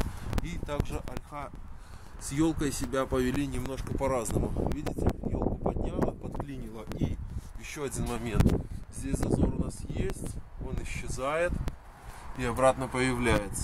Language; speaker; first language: Russian; native; Russian